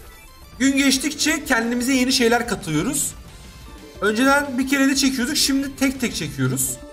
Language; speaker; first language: Turkish; native; Turkish